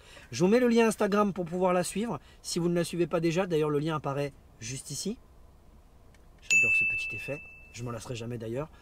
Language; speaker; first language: French; native; French